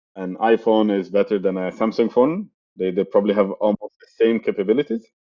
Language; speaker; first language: English; non-native, fluent; Arabic